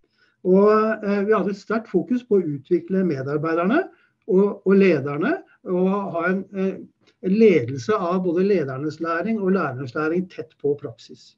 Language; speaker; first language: Norwegian; native; Norwegian